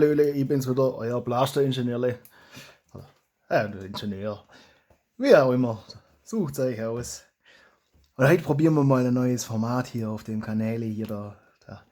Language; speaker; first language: German; native; German